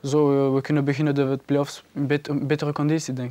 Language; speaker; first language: Dutch; non-native, learner; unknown